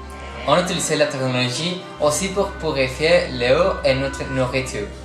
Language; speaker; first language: French; non-native, learner; Spanish